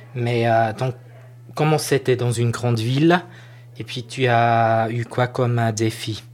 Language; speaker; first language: French; non-native, local second language; German